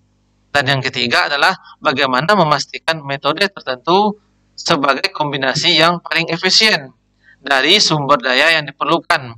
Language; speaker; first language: Indonesian; native; Indonesian